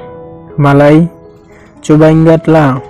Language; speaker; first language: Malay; non-native, learner; Bangla